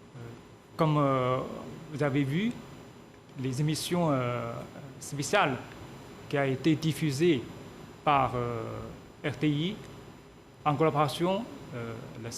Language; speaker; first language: French; non-native, fluent; Chinese